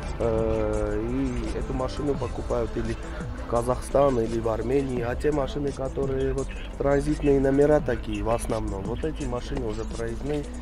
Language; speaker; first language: Russian; non-native, local second language; Armenian